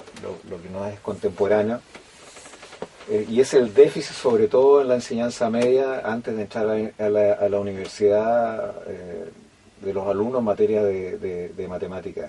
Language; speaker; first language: Spanish; native; Spanish